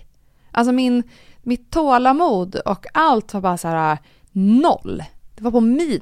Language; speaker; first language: Swedish; native; Swedish